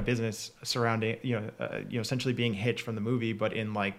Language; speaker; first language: English; native; English